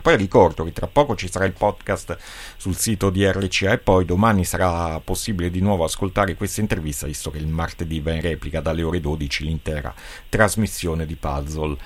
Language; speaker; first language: Italian; native; Italian